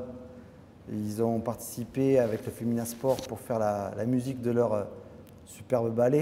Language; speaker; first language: French; native; French